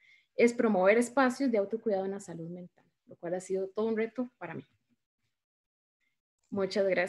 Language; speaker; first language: Spanish; native; Spanish